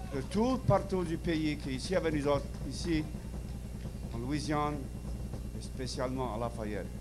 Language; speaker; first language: French; early bilingual, heritage; French